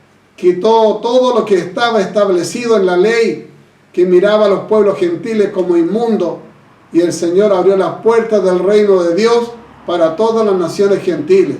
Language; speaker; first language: Spanish; native; Spanish